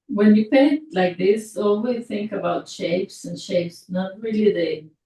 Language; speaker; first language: English; non-native, fluent; Spanish